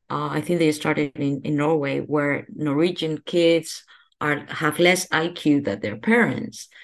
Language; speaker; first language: English; non-native, fluent; Spanish